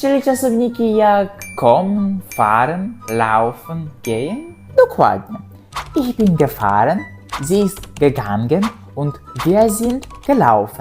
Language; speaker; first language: German; non-native, fluent; Polish